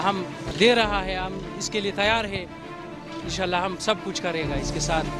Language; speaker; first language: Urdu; non-native, local second language; Pashto